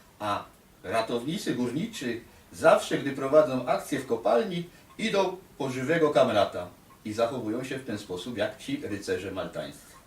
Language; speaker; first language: Polish; native; Polish